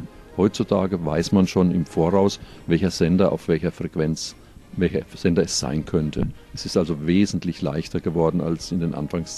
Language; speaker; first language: German; native; German